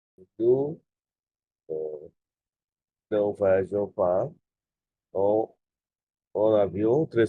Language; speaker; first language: French; non-native, learner; Bangla